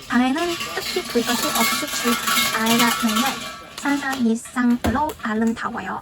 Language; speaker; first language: Korean; non-native, learner; Cantonese